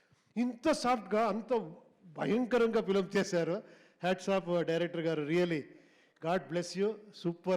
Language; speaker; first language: Telugu; non-native, local second language; Kannada